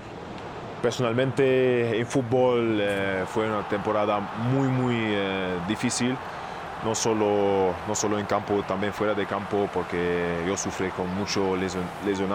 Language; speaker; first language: Spanish; non-native, learner; German